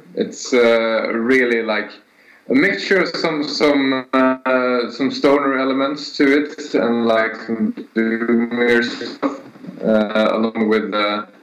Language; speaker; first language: English; non-native, fluent; Swedish